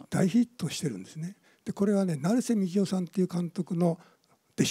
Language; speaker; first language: Japanese; native; Japanese